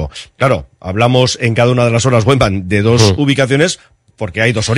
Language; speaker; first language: Spanish; native; Spanish